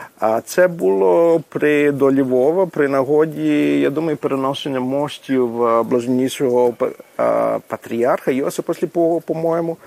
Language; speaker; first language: Ukrainian; early bilingual, heritage; Ukrainian